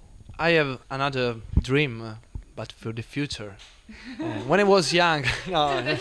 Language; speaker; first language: English; non-native, learner; Italian